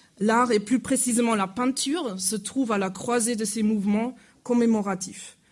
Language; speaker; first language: French; non-native, fluent; German